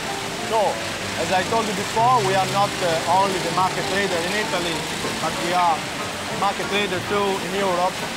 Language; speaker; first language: English; non-native, fluent; Italian